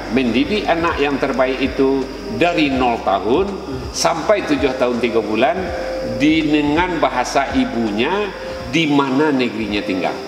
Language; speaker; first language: Malay; non-native, local second language; Minangkabau